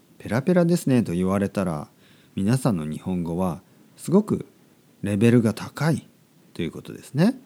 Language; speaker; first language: Japanese; native; Japanese